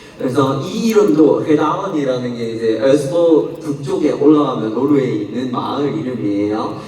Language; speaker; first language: Korean; non-native, fluent; English